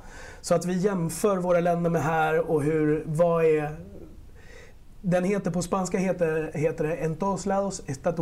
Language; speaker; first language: Swedish; early bilingual, other home language; Spanish